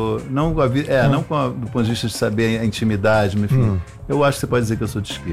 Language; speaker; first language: Portuguese; native; Portuguese